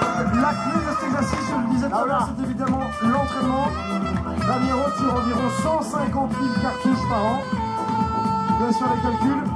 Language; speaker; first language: French; native; French